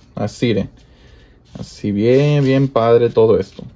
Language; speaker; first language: Spanish; early bilingual, heritage; Spanish